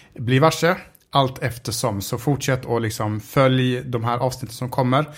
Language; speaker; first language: Swedish; early bilingual, other home language; Arabic